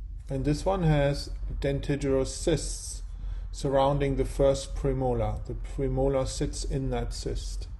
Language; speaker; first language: English; non-native, fluent; German